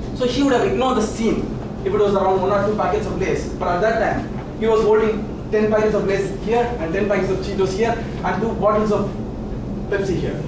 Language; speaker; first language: English; non-native, local second language; Tamil